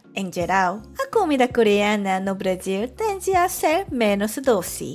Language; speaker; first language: Portuguese; non-native, fluent; Korean